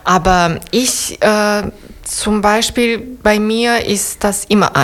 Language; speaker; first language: German; non-native, learner; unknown